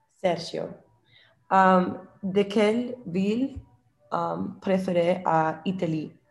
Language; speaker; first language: French; non-native, learner; English